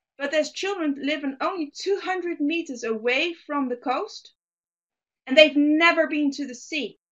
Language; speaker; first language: English; non-native, fluent; Dutch